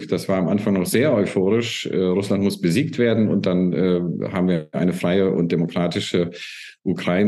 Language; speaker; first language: German; early bilingual, heritage; German